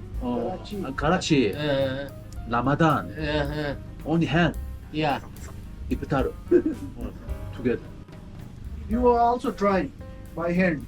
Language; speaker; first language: English; non-native, learner; Korean